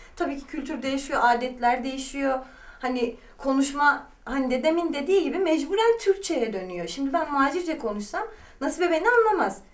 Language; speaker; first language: Turkish; native; Turkish